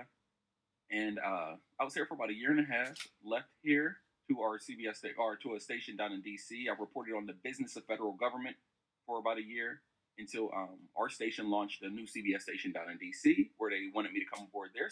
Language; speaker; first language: English; native; English